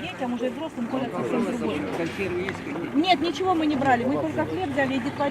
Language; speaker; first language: Russian; native; Russian